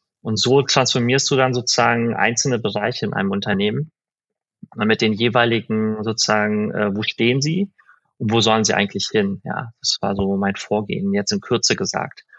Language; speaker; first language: German; early bilingual, other home language; Persian